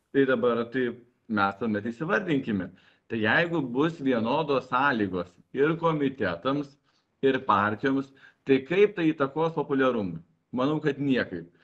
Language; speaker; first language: Lithuanian; native; Lithuanian